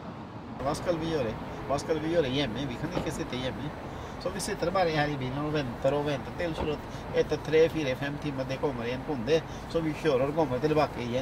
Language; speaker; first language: Norwegian; non-native, learner; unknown